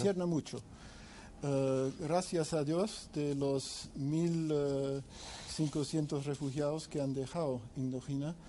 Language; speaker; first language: Spanish; non-native, fluent; English